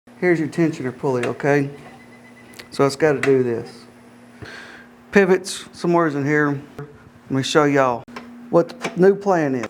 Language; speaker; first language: English; native; English